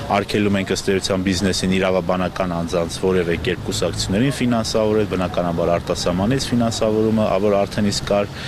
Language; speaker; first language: Armenian; native; Armenian